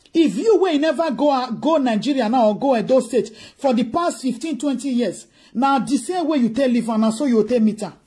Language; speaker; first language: English; non-native, local second language; Bini